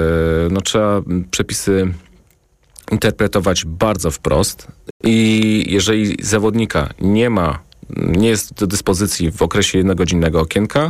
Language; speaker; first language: Polish; native; Polish